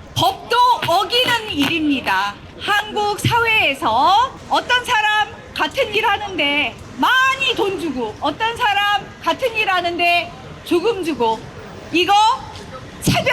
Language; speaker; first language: Korean; non-native, fluent; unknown